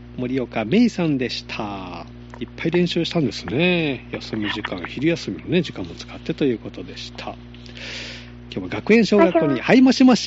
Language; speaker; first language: Japanese; native; Japanese